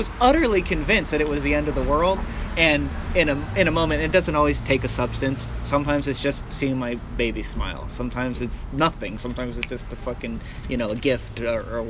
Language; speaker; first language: English; native; English